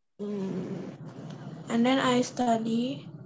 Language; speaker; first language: English; non-native, local second language; Indonesian